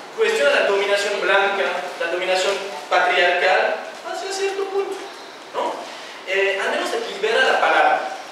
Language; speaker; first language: Spanish; non-native, fluent; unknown